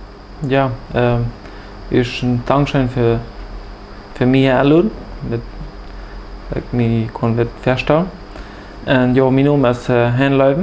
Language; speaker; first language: German; early bilingual, heritage; Plautdietsch